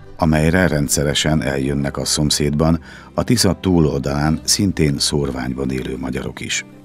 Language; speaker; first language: Hungarian; native; Hungarian